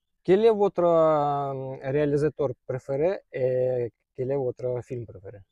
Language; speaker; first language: French; non-native, learner; Russian